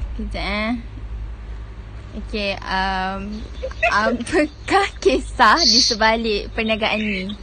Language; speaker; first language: Malay; native; Malay